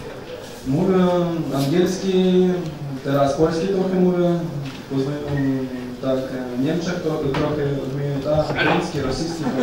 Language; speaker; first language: Polish; non-native, learner; Ukrainian